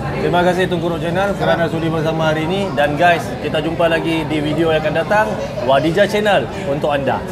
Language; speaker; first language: Malay; native; Malay